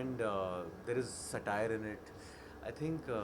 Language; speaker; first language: Hindi; non-native, local second language; Marathi